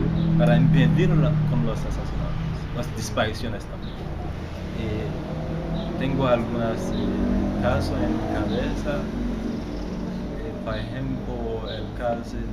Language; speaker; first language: Spanish; non-native, learner; Haitian Creole